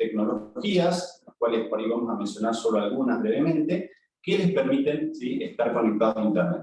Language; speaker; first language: Spanish; native; Spanish